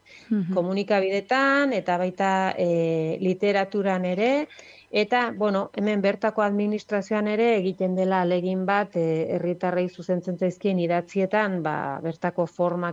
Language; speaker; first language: Basque; native; Basque